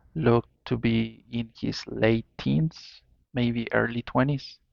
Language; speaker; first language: English; non-native, fluent; Spanish